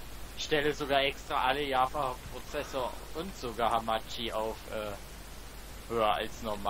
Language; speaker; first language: German; native; German